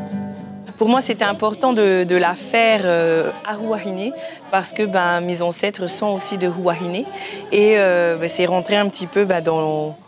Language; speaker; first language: French; native; French